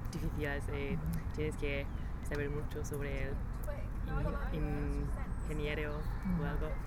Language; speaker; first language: Spanish; non-native, learner; English